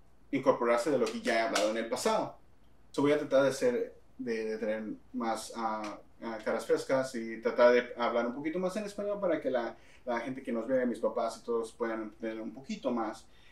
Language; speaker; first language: Spanish; early bilingual, heritage; Spanish